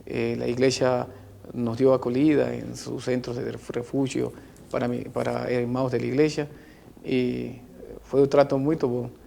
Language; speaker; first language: Portuguese; non-native, learner; Spanish